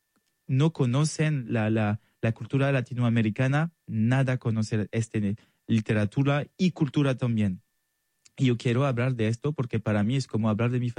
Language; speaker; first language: Spanish; non-native, learner; French